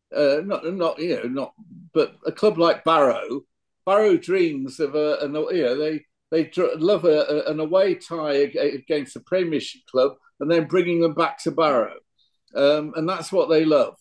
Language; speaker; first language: English; native; English